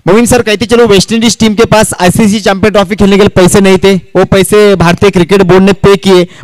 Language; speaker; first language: Hindi; non-native, local second language; Marathi